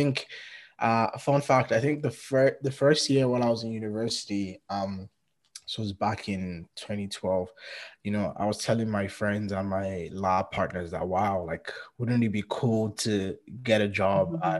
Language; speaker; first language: English; non-native, local second language; Yoruba